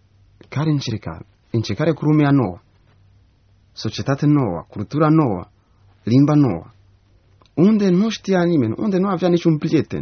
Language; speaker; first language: Romanian; non-native, learner; Rundi